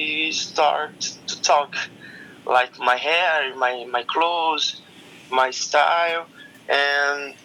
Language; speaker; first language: English; non-native, learner; Portuguese